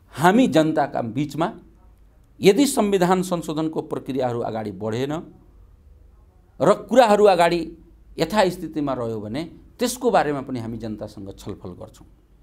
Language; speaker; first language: Nepali; non-native, local second language; Maithili